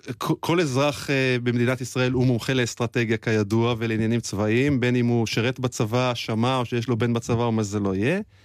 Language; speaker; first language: Hebrew; native; Hebrew